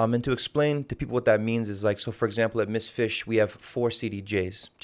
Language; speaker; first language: English; native; English